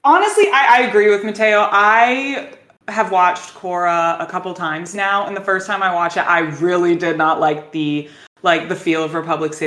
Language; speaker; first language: English; native; English